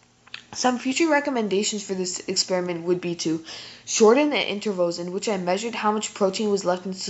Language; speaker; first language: English; native; English